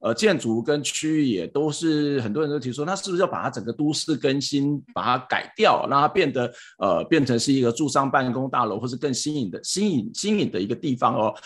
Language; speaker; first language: Chinese; native; Chinese